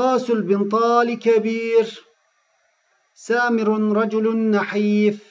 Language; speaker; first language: Arabic; non-native, fluent; Turkish